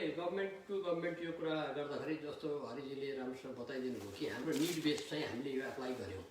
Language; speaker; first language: Nepali; native; Nepali